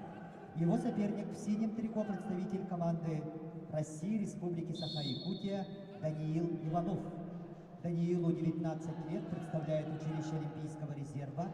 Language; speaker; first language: Russian; native; Russian